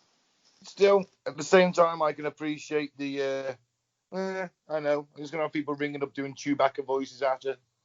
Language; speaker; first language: English; native; English